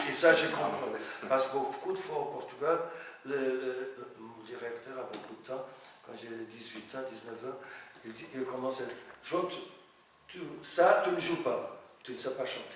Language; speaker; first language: French; non-native, fluent; Portuguese